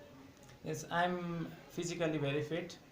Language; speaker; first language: English; non-native, learner; Nepali